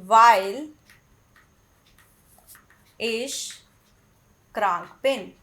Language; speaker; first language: German; non-native, fluent; Hindi